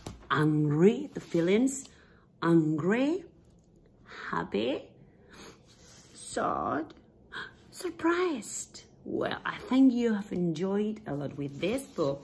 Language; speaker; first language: English; non-native, fluent; Spanish